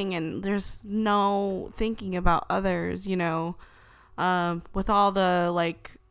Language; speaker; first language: English; early bilingual, other home language; Filipino